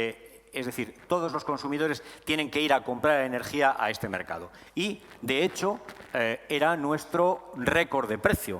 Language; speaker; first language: Spanish; native; Spanish